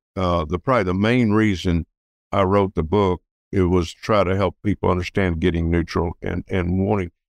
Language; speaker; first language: English; native; English